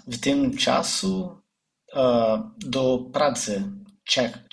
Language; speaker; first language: Polish; non-native, learner; Portuguese